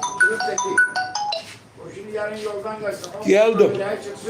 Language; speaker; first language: Turkish; native; Turkish